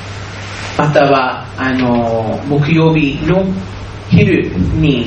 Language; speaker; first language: Japanese; non-native, fluent; English